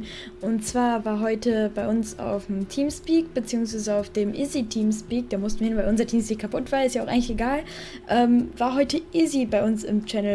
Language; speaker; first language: German; native; German